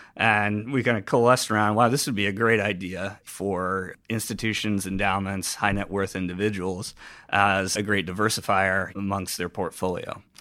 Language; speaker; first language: English; native; English